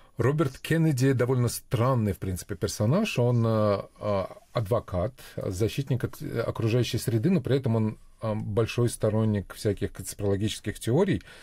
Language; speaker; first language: Russian; native; Russian